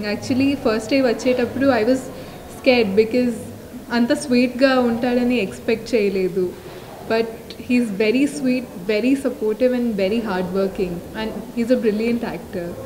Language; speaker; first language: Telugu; non-native, fluent; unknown